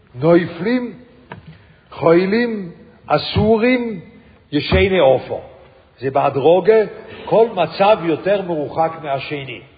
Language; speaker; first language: Hebrew; non-native, fluent; English